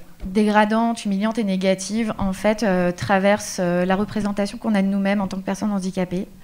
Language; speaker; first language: French; native; French